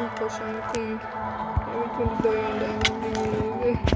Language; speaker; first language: Persian; native; Persian